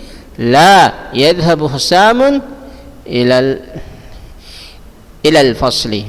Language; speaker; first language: Arabic; non-native, fluent; Indonesian